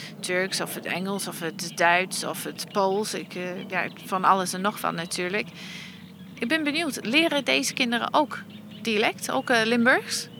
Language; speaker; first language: Dutch; non-native, fluent; English